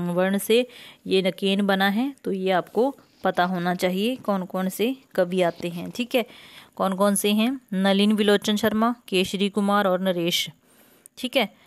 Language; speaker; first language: Hindi; native; Hindi